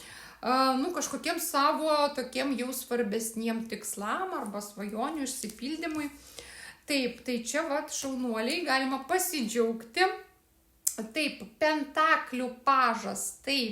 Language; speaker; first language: Lithuanian; native; Lithuanian